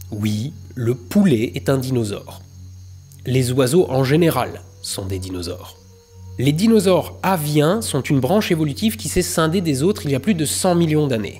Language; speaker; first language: French; native; French